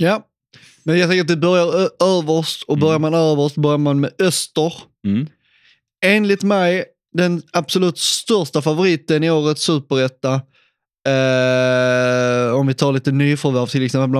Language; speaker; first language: Swedish; native; Swedish